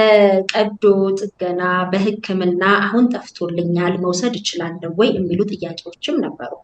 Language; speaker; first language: Amharic; native; Amharic